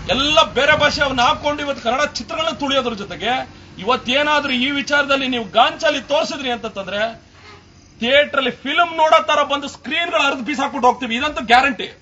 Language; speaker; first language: Kannada; native; Kannada